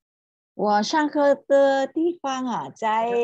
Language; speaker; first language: Chinese; non-native, fluent; Vietnamese